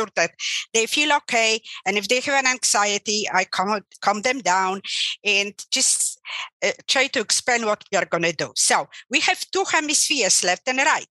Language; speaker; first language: English; non-native, fluent; Polish